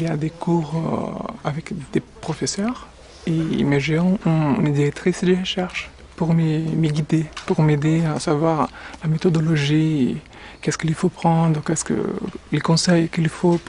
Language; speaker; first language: French; non-native, fluent; Portuguese